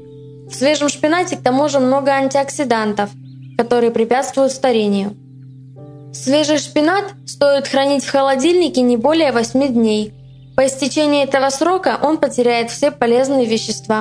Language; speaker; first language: Russian; native; Russian